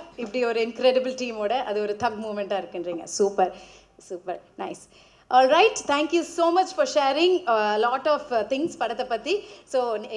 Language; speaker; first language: Tamil; native; Tamil